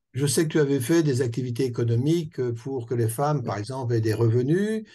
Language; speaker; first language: French; native; French